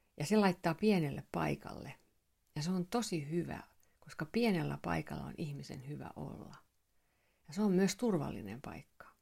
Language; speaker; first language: Finnish; non-native, local second language; Swedish